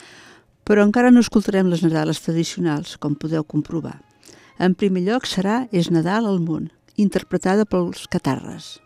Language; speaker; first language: Catalan; native; Catalan